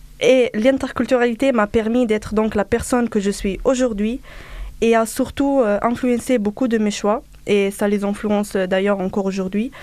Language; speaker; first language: French; non-native, fluent; Arabic